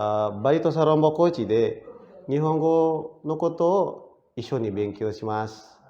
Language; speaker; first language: Japanese; non-native, learner; Indonesian